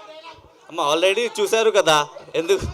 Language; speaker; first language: Telugu; non-native, learner; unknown